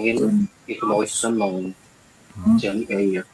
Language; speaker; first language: German; non-native, learner; Indonesian